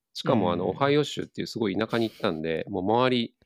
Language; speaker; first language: Japanese; early bilingual, other home language; Turkish